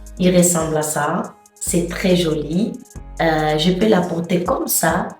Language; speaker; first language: French; non-native, fluent; Portuguese